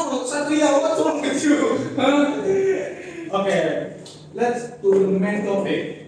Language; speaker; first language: English; non-native, learner; Indonesian